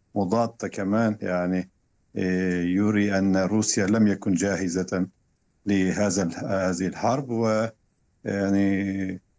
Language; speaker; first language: Arabic; non-native, fluent; Turkish